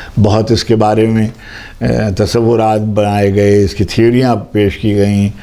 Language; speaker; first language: Urdu; native; Urdu